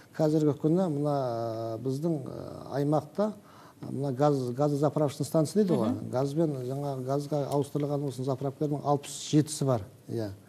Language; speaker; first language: Kazakh; native; Kazakh